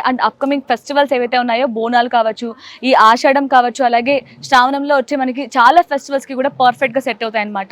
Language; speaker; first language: Telugu; native; Telugu